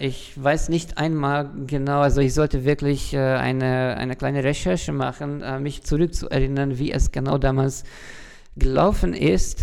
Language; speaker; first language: German; non-native, fluent; Hungarian